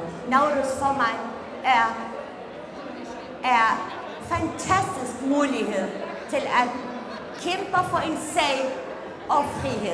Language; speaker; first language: Danish; non-native, fluent; Central Kurdish